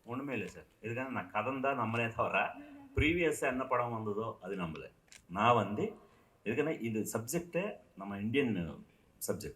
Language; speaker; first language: Tamil; non-native, local second language; Telugu